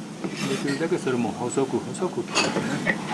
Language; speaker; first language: Japanese; native; Japanese